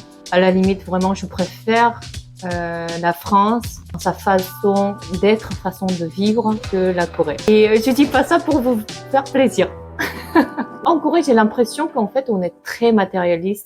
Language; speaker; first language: French; non-native, fluent; Korean